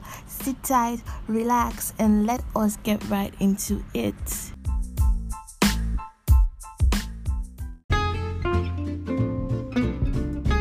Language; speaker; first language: English; non-native, local second language; Yoruba